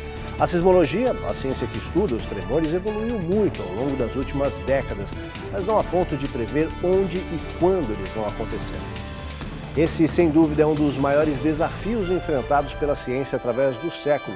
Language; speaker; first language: Portuguese; native; Portuguese